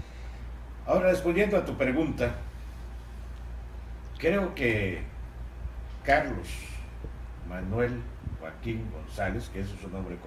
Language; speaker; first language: Spanish; native; Spanish